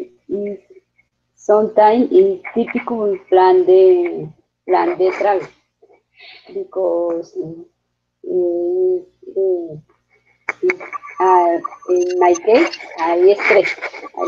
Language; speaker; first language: English; non-native, learner; Spanish